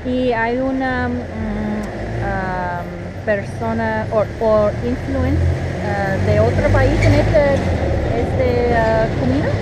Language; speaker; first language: Spanish; non-native, learner; English